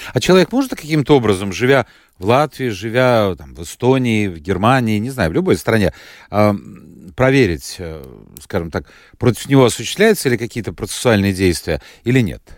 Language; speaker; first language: Russian; native; Russian